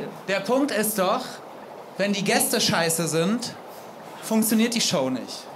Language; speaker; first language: German; native; German